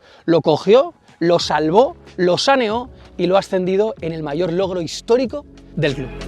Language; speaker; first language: Spanish; native; Spanish